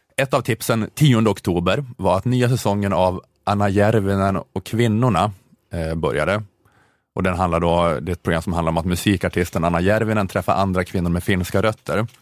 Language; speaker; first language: Swedish; native; Swedish